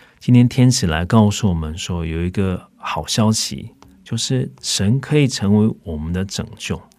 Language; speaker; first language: Chinese; native; Chinese